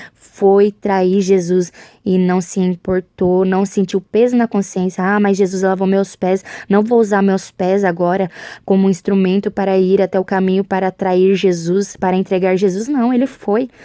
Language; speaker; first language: Portuguese; native; Portuguese